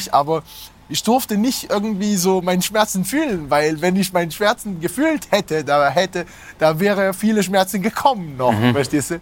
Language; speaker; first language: German; non-native, fluent; Arabic